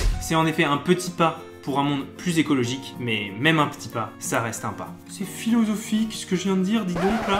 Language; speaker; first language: French; native; French